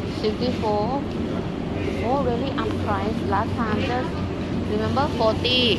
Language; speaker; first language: English; non-native, learner; Thai